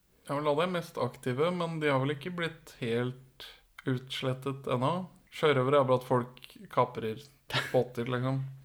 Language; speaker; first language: Norwegian; native; Norwegian